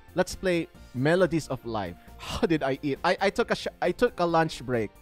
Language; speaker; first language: English; non-native, local second language; Filipino